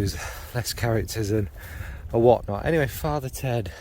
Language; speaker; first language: English; native; English